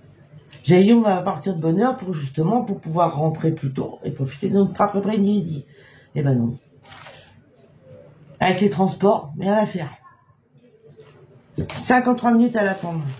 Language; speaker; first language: French; native; French